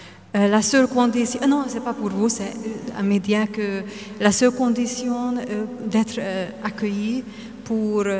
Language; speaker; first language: French; non-native, fluent; Hungarian